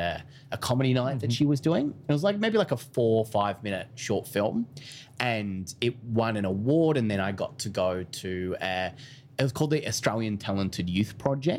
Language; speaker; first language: English; native; English